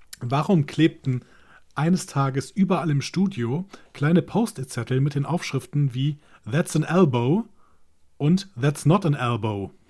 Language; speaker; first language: German; native; German